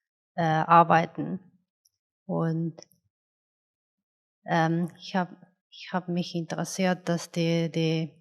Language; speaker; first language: German; non-native, fluent; Japanese